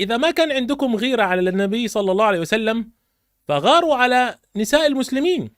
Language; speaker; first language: Arabic; native; Arabic